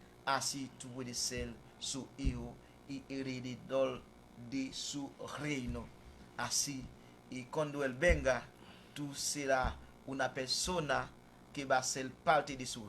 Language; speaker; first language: Spanish; non-native, fluent; Haitian Creole